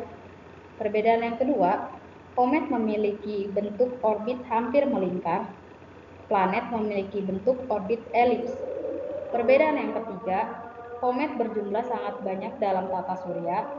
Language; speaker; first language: Indonesian; native; Indonesian